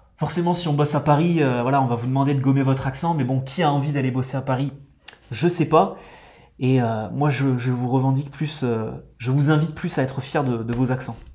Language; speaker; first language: French; native; French